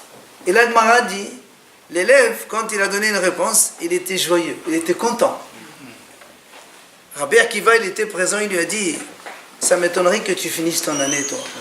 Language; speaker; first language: French; native; French